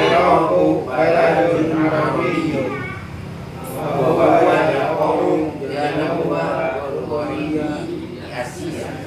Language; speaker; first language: Arabic; non-native, learner; Indonesian